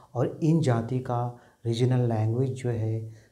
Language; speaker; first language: Hindi; non-native, local second language; Nepali